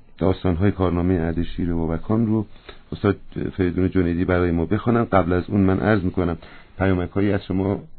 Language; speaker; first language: Persian; native; Persian